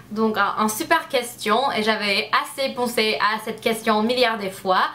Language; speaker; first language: French; non-native, learner; English